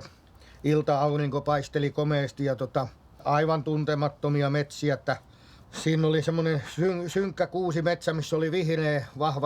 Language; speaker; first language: Finnish; native; Finnish